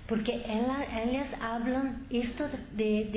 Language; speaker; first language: Spanish; non-native, fluent; Portuguese